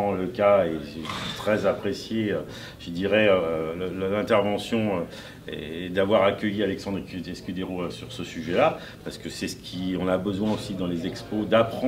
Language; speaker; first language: French; native; French